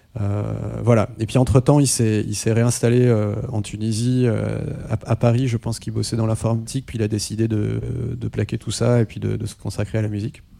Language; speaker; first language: French; non-native, local second language; Arabic